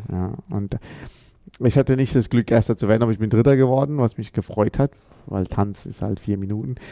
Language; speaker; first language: German; early bilingual, other home language; Amharic